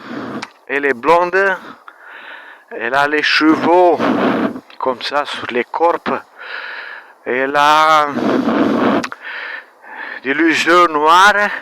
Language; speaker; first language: French; non-native, learner; Romanian